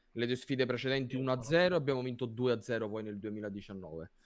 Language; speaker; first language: Italian; native; Italian